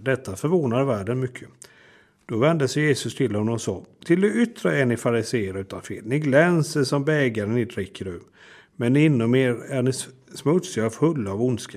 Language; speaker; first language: Swedish; native; Swedish